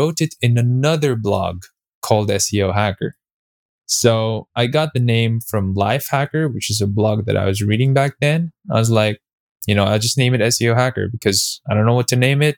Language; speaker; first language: English; non-native, local second language; Filipino